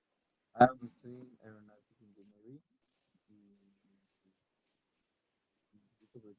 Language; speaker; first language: English; non-native, learner; Spanish